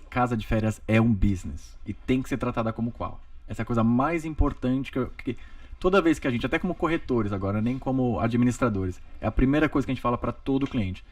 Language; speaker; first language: Portuguese; native; Portuguese